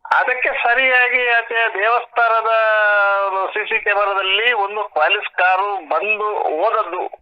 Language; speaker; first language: Kannada; native; Kannada